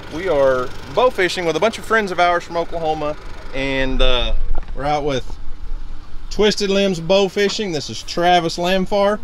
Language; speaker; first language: English; native; English